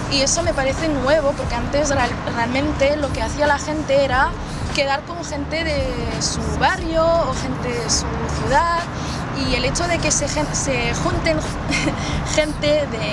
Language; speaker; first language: Spanish; non-native, fluent; French